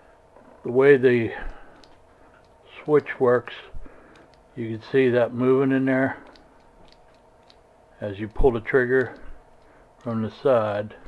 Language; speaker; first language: English; native; English